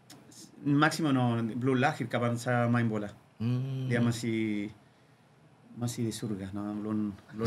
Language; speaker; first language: Indonesian; non-native, learner; Spanish